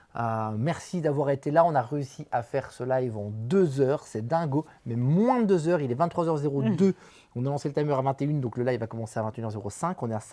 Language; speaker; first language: French; native; French